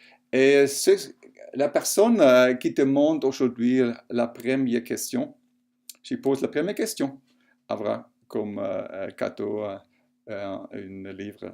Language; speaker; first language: French; non-native, fluent; German